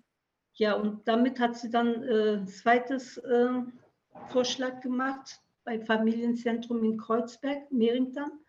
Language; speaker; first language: German; early bilingual, other home language; Turkish